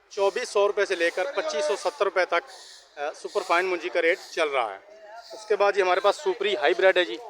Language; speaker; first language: Urdu; non-native, local second language; Punjabi